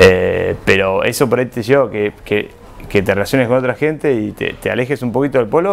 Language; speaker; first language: Spanish; native; Spanish